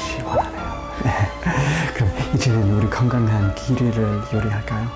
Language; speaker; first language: Korean; non-native, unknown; English